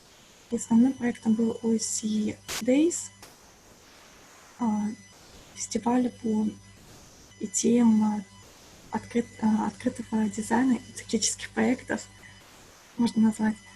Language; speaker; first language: Russian; native; Russian